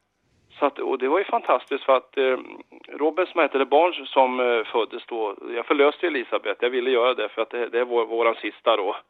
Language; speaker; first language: Swedish; native; Swedish